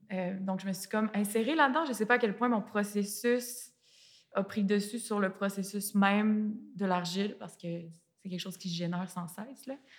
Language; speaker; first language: French; native; French